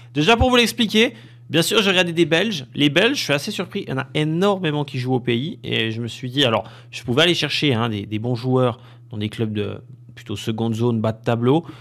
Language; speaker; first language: French; native; French